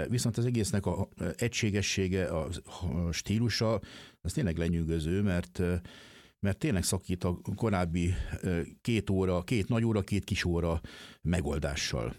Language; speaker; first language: Hungarian; native; Hungarian